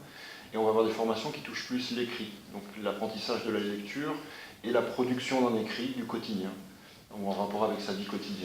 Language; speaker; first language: French; native; French